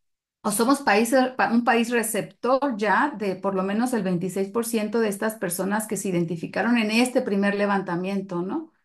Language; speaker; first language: Spanish; native; Spanish